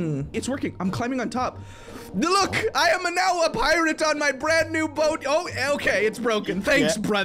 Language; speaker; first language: English; native; English